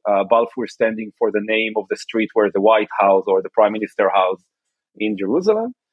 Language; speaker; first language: English; non-native, fluent; Hebrew